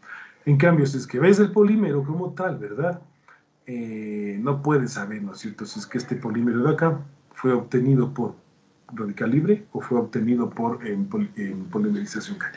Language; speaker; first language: Spanish; native; Spanish